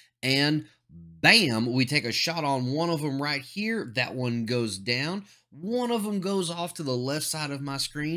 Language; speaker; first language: English; native; English